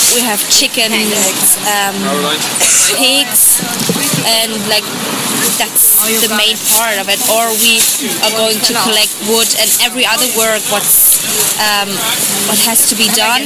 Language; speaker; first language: English; non-native, fluent; German